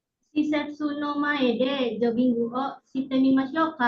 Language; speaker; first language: Japanese; non-native, learner; Indonesian